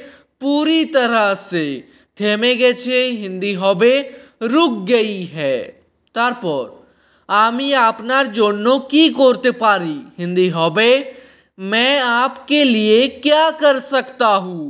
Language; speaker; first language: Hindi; non-native, fluent; Bangla